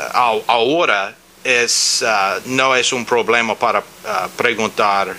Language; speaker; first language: Spanish; non-native, learner; English